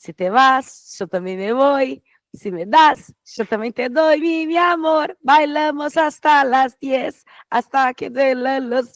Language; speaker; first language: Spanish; non-native, fluent; Portuguese